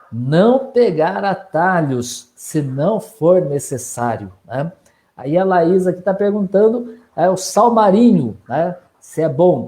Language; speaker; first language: Portuguese; native; Portuguese